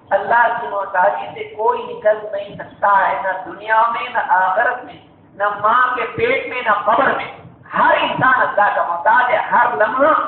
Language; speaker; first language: Urdu; native; Urdu